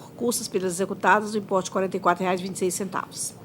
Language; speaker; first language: Portuguese; native; Portuguese